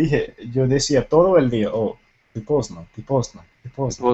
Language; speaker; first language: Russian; non-native, learner; Tamil